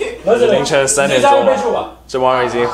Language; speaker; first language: Chinese; native; Chinese